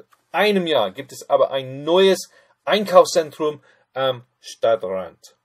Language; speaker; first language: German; non-native, fluent; English